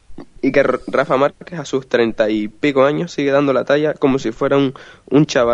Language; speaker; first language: Spanish; native; Spanish